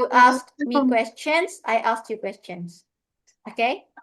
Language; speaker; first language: English; non-native, fluent; Indonesian